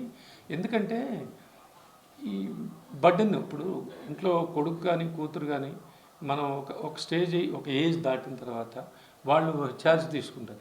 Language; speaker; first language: Telugu; native; Telugu